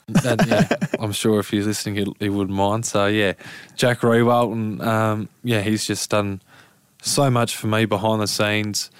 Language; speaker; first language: English; native; English